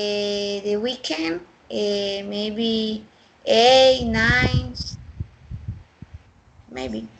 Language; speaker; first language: English; non-native, learner; Spanish